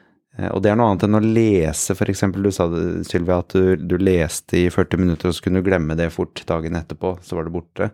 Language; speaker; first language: Norwegian; native; Norwegian